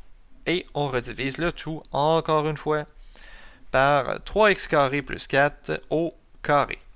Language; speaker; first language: French; native; French